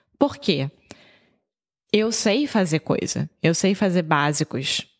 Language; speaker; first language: Portuguese; native; Portuguese